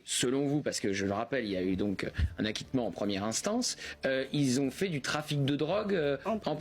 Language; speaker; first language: French; native; French